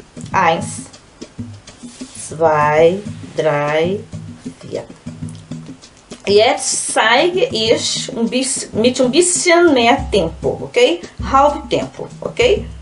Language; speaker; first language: German; non-native, fluent; Portuguese